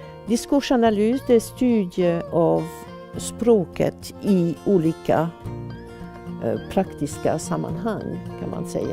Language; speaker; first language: Swedish; non-native, fluent; French